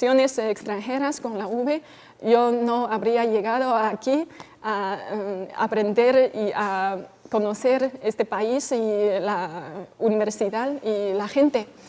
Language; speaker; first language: Spanish; non-native, fluent; Chinese